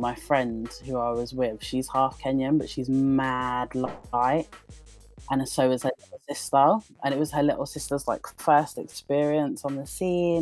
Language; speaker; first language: English; native; English